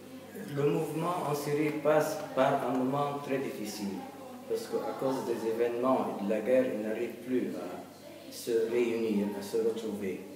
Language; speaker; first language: French; non-native, local second language; Arabic